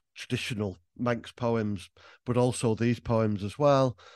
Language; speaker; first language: English; native; English